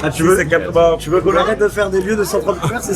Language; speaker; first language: French; native; French